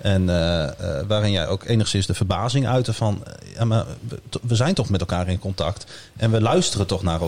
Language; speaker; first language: Dutch; native; Dutch